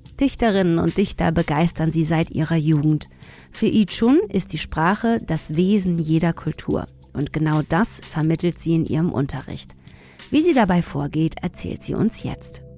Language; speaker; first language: German; early bilingual, other home language; Tigrinya